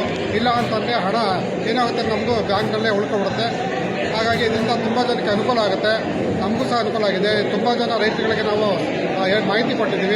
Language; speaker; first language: Kannada; native; Kannada